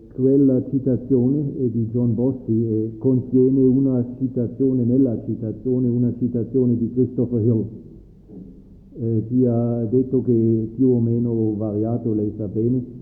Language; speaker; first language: Italian; non-native, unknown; German